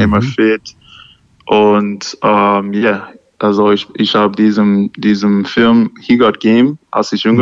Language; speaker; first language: German; non-native, learner; English